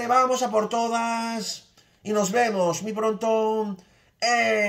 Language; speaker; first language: Spanish; native; Spanish